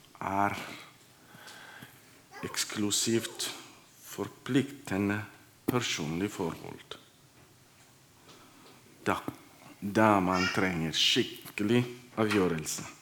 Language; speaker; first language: Norwegian; non-native, fluent; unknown